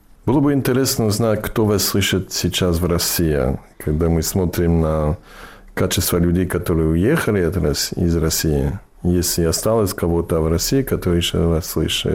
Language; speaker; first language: Russian; non-native, fluent; English